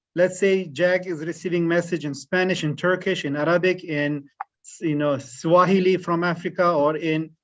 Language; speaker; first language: English; non-native, fluent; Turkish